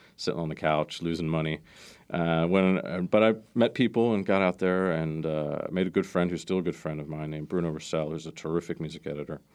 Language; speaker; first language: English; native; English